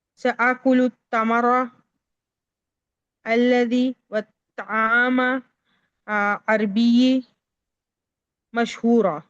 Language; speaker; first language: Arabic; non-native, learner; Urdu